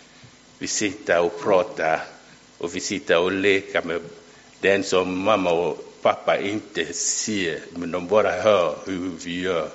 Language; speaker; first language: Swedish; non-native, fluent; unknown